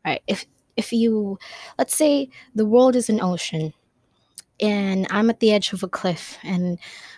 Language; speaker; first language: English; non-native, local second language; Filipino